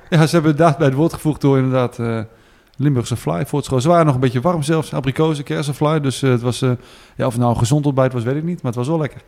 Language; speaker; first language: Dutch; native; Dutch